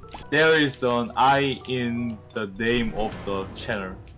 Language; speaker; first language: English; non-native, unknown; Korean